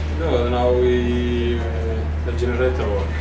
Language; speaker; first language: English; non-native, learner; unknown